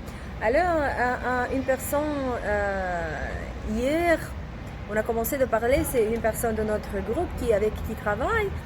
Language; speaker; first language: French; non-native, learner; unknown